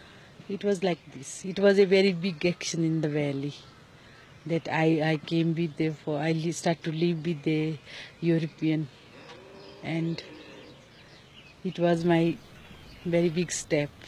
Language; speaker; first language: English; non-native, local second language; Hindi